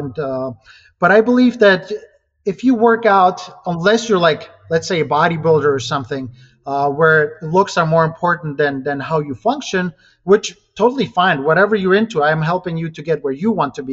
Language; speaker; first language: English; non-native, fluent; Ukrainian